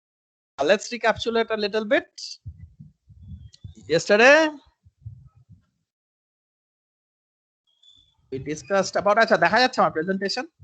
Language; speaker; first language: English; non-native, local second language; Bangla